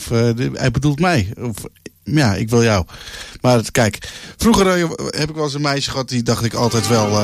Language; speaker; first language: Dutch; native; Dutch